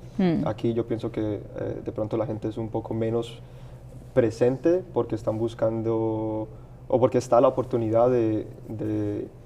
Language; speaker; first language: Spanish; early bilingual, heritage; Spanish